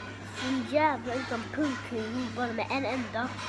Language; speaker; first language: Swedish; early bilingual, other home language; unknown